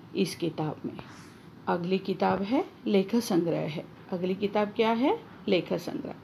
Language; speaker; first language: Hindi; non-native, local second language; Marathi